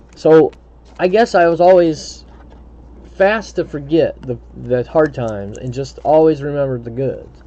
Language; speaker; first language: English; native; English